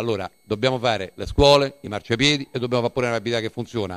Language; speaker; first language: Italian; native; Italian